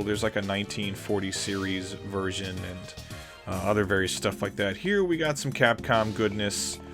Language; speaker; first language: English; native; English